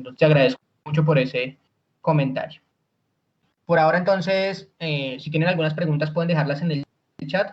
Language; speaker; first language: Spanish; native; Spanish